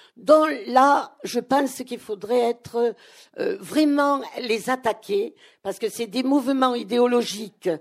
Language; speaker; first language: French; native; French